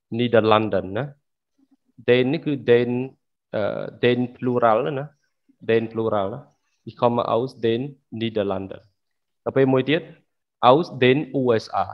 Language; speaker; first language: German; non-native, fluent; Khmer